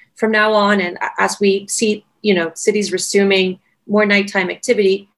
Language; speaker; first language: English; non-native, fluent; Spanish